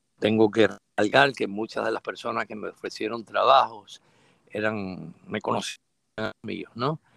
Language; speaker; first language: Spanish; native; Spanish